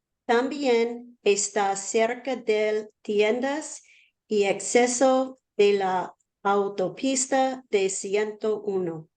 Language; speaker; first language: Spanish; non-native, learner; English